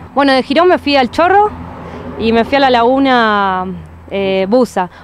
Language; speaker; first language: Spanish; native; Spanish